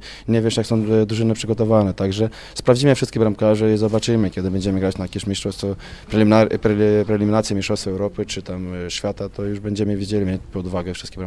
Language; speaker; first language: Polish; non-native, learner; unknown